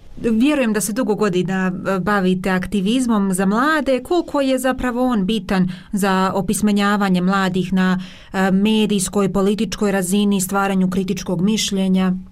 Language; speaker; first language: Croatian; native; Croatian